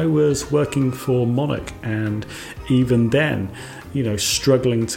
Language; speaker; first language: English; native; English